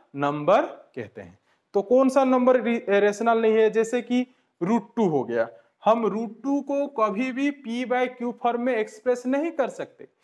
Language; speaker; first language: Hindi; non-native, local second language; Bangla